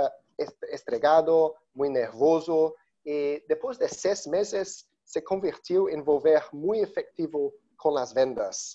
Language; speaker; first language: Spanish; non-native, learner; Portuguese